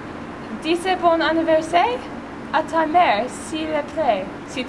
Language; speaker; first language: French; non-native, learner; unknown